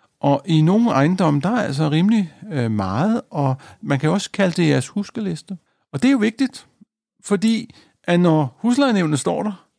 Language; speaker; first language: Danish; native; Danish